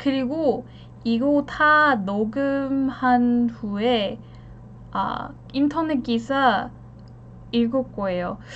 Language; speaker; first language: Korean; non-native, learner; English